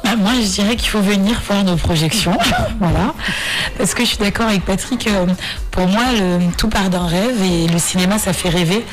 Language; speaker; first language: French; non-native, local second language; Mandingo